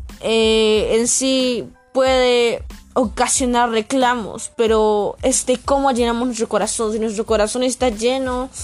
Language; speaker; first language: Spanish; native; Spanish